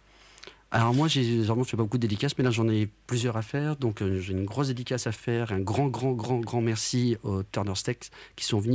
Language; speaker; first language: French; native; French